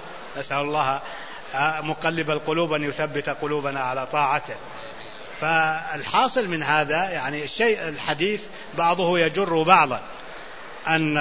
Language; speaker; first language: Arabic; native; Arabic